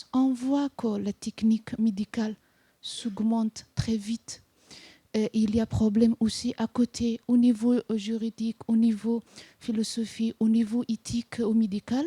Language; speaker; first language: French; non-native, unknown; Persian